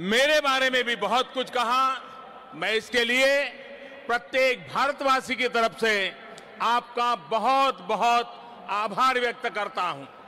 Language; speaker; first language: Hindi; non-native, local second language; Gujarati